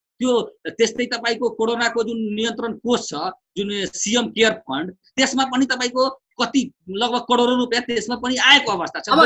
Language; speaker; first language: Nepali; non-native, local second language; Bhojpuri